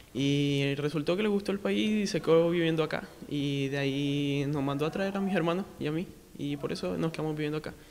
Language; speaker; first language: Spanish; native; Spanish